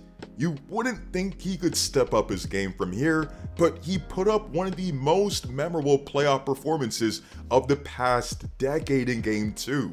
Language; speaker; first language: English; native; English